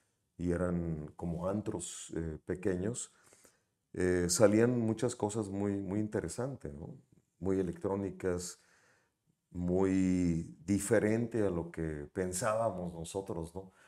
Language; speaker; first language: Spanish; native; Spanish